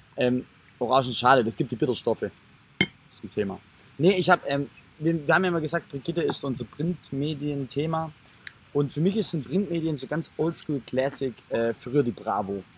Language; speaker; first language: German; native; German